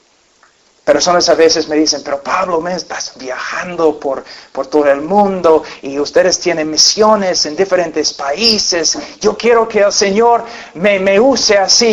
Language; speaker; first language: Spanish; non-native, fluent; English